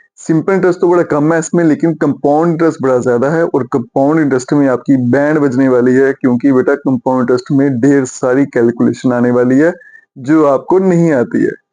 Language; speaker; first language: Hindi; native; Hindi